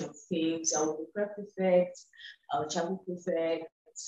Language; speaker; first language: English; non-native, local second language; Igbo